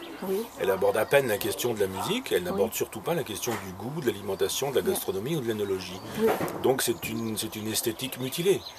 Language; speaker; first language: French; native; French